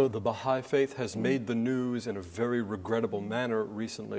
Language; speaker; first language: English; native; English